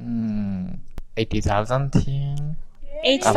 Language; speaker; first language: English; non-native, learner; Japanese